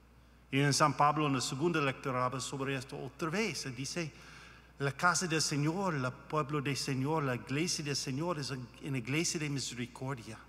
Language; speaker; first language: Spanish; non-native, learner; English